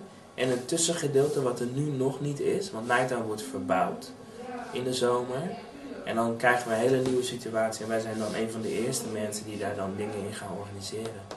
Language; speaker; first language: Dutch; native; Dutch